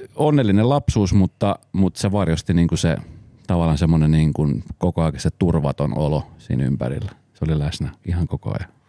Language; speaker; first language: Finnish; early bilingual, other home language; Spanish